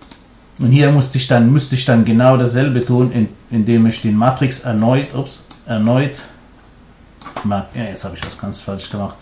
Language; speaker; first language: German; non-native, fluent; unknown